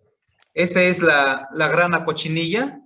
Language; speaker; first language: Spanish; non-native, local second language; Zapotec